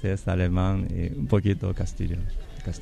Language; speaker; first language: Spanish; non-native, learner; Japanese